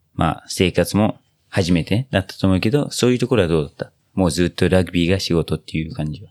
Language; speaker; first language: Japanese; non-native, fluent; English